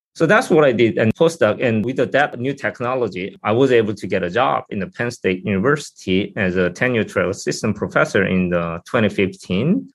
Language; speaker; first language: English; non-native, fluent; Korean